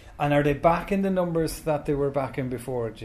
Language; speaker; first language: English; native; English